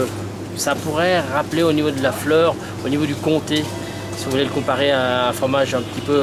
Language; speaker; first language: French; native; French